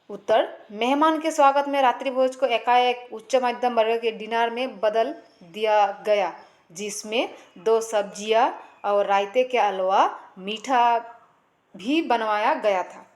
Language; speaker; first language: Hindi; non-native, local second language; Assamese